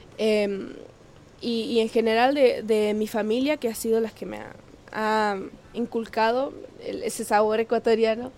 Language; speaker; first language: Spanish; native; Spanish